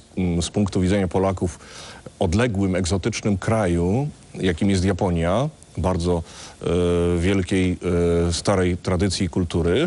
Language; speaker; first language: Polish; native; Polish